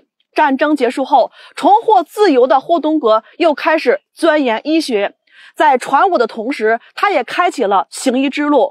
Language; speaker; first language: Chinese; native; Chinese